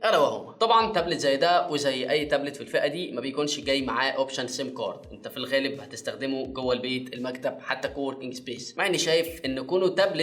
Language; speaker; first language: Arabic; native; Arabic